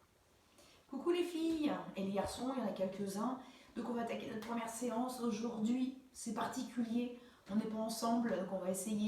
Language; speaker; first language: French; native; French